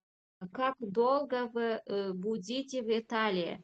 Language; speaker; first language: Russian; non-native, learner; Uzbek